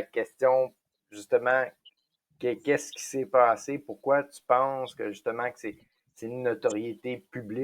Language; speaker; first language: French; native; French